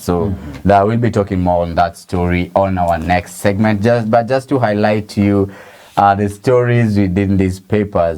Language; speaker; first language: English; non-native, local second language; Swahili